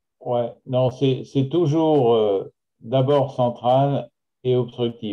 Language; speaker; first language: French; native; French